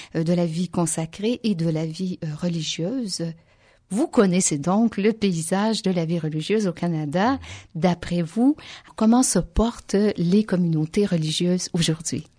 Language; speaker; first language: French; native; French